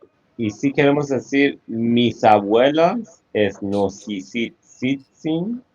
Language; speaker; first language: Spanish; non-native, fluent; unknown